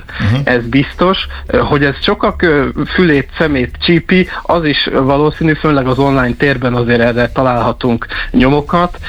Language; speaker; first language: Hungarian; native; Hungarian